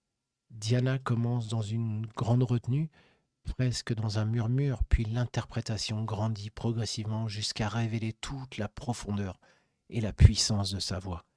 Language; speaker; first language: French; native; French